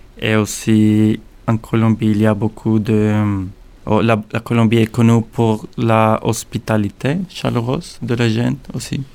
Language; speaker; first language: French; non-native, learner; Spanish